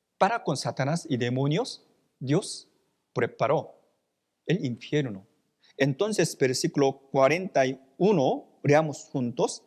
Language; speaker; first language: Spanish; non-native, fluent; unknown